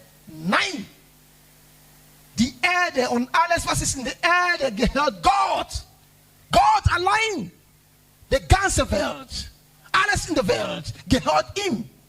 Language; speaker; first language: German; non-native, learner; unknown